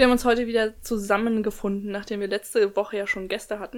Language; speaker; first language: German; native; German